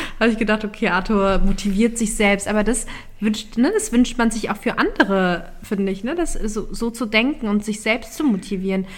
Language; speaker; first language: German; early bilingual, other home language; Turkish